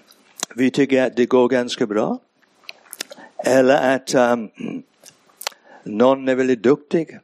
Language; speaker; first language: Swedish; non-native, fluent; English